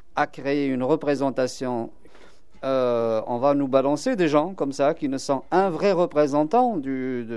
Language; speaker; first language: French; non-native, local second language; Kabyle